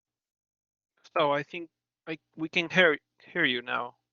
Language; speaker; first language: English; non-native, learner; Spanish